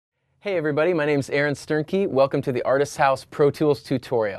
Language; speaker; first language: English; native; English